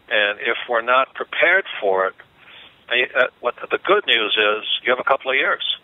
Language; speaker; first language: English; native; English